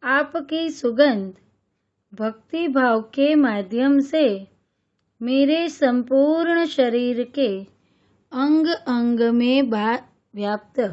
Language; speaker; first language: Hindi; non-native, local second language; Gujarati